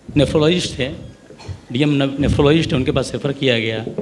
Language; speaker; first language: Hindi; native; Hindi